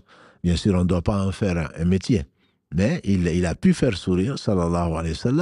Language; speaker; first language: French; native; French